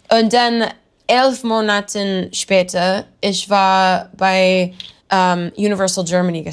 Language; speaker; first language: German; non-native, learner; English